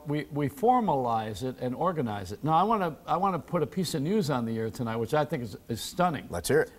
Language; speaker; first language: English; native; English